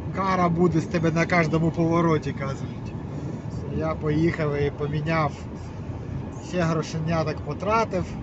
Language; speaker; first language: Ukrainian; non-native, local second language; Russian